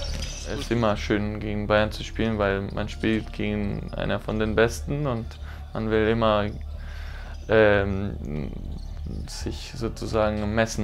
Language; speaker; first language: German; non-native, fluent; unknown